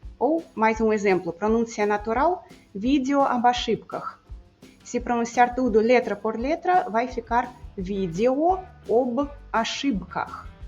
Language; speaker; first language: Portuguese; non-native, fluent; Russian